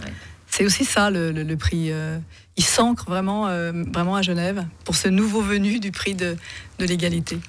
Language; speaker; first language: French; native; French